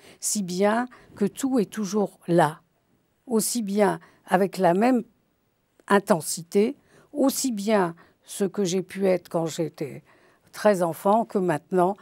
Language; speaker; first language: French; early bilingual, other home language; Yiddish